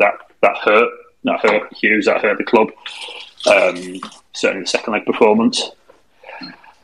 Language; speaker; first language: English; native; English